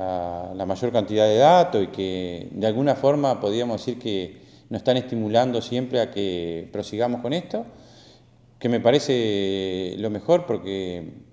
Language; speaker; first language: Spanish; native; Spanish